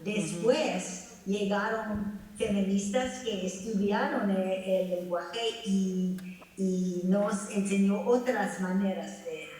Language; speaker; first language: Spanish; non-native, fluent; English